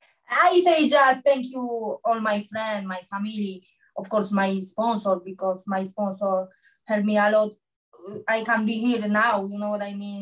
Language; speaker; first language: English; non-native, learner; Polish